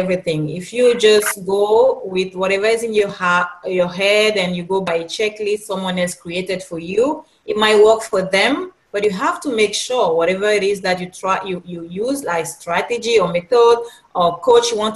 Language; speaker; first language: English; non-native, local second language; French